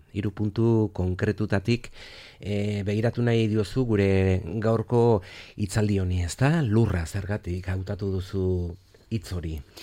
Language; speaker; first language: Basque; native; Basque